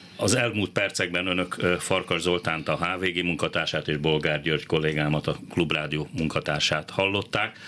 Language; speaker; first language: Hungarian; native; Hungarian